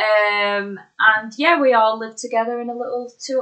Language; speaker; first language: English; native; English